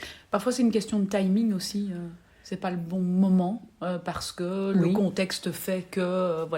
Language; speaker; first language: French; native; French